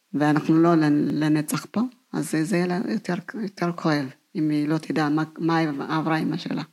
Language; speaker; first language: Hebrew; non-native, fluent; Amharic